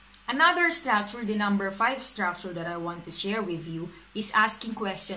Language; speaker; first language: English; non-native, local second language; Filipino